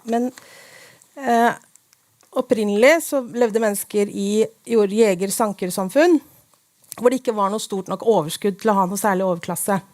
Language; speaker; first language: Norwegian; native; Norwegian